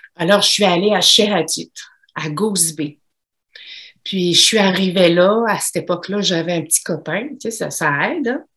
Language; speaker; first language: French; native; French